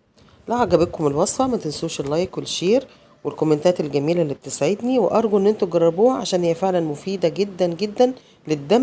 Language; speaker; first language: Arabic; native; Arabic